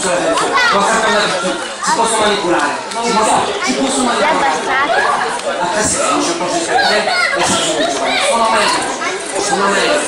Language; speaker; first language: Italian; non-native, learner; French